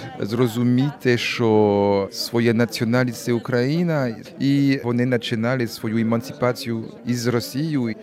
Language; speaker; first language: Ukrainian; non-native, learner; French